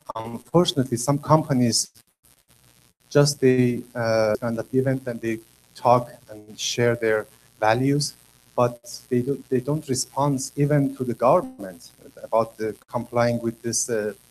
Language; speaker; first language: English; non-native, learner; Persian